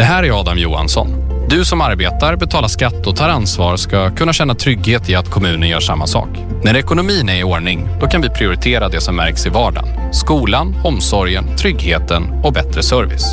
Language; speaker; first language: Swedish; native; Swedish